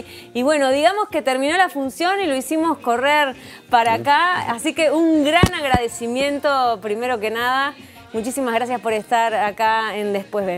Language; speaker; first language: Spanish; native; Spanish